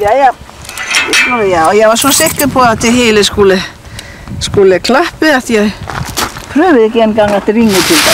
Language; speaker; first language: Danish; non-native, fluent; Icelandic